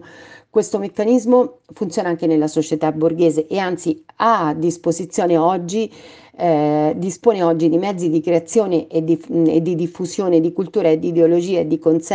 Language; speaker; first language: Italian; native; Italian